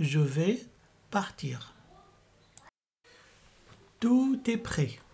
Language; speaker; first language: French; non-native, fluent; Arabic